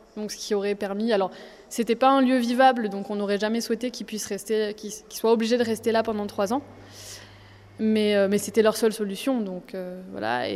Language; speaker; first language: French; native; French